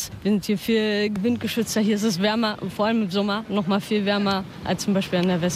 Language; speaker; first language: German; native; German